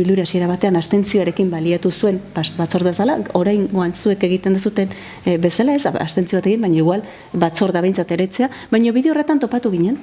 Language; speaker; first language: Basque; native; Basque